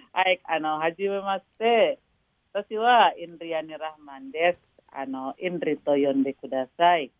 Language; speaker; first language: Japanese; non-native, fluent; Indonesian